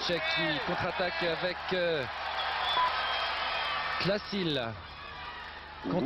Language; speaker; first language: French; native; French